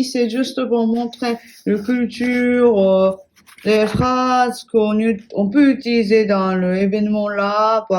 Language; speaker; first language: French; non-native, fluent; Japanese